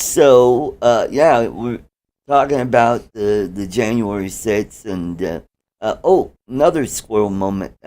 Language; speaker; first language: English; native; English